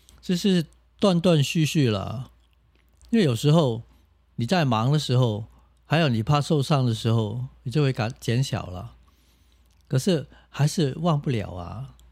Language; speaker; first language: Chinese; non-native, local second language; Cantonese